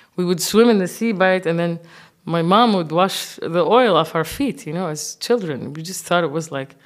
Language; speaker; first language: English; non-native, fluent; Arabic